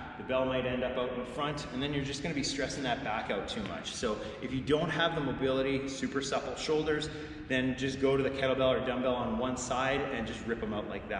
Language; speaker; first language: English; native; English